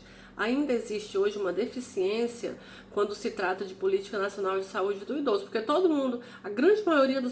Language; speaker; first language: Portuguese; native; Portuguese